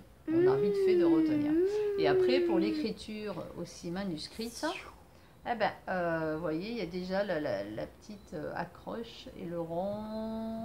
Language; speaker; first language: French; native; French